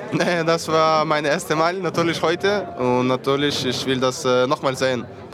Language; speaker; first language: Dutch; non-native, learner; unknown